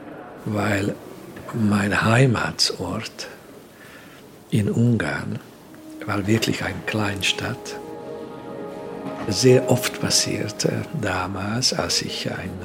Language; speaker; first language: German; non-native, fluent; Hungarian